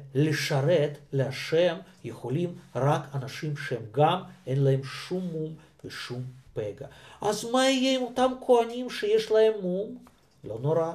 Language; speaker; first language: Hebrew; non-native, fluent; Russian